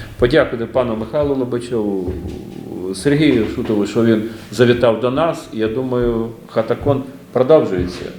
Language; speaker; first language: Ukrainian; native; Ukrainian